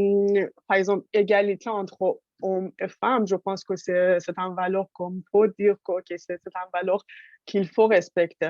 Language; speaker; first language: French; non-native, fluent; Persian